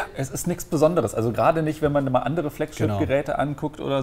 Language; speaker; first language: German; native; German